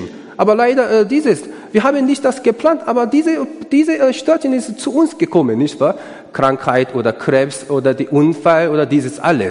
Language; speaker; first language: German; non-native, learner; Korean